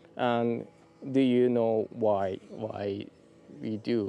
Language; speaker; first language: English; non-native, learner; Japanese